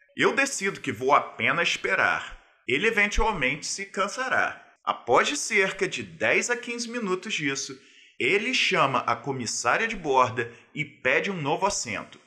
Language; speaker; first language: Portuguese; native; Portuguese